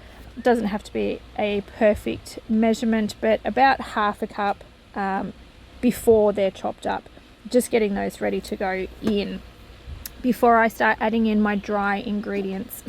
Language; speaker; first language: English; native; English